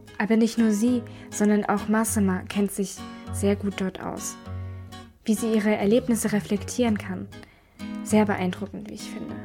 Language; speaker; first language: German; native; German